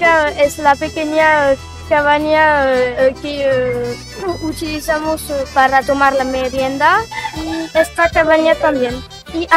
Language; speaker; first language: Spanish; non-native, learner; French